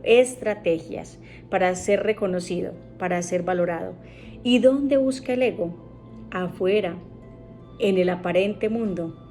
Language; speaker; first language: Spanish; native; Spanish